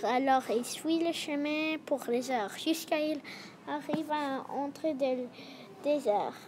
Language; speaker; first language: French; non-native, learner; English